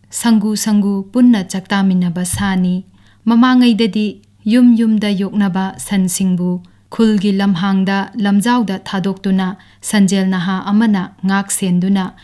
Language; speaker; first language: Manipuri; native; Manipuri